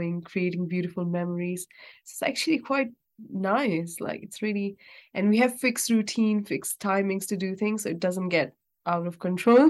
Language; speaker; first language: English; non-native, local second language; Urdu